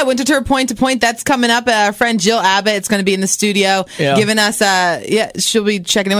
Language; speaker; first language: English; native; English